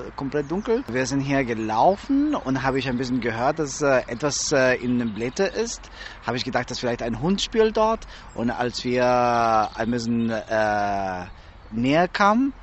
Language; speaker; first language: German; non-native, learner; Spanish